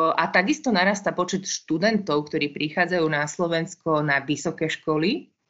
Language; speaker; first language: Slovak; native; Slovak